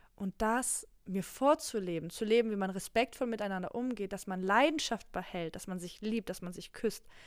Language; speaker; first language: German; non-native, local second language; Polish